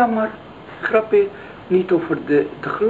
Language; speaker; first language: Dutch; non-native, learner; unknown